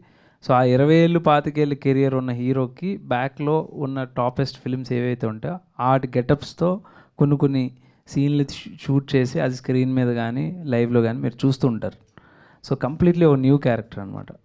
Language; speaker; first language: Telugu; native; Telugu